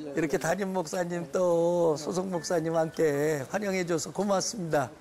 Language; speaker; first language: Korean; native; Korean